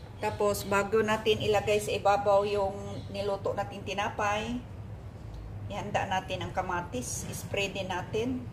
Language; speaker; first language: Filipino; non-native, local second language; Cebuano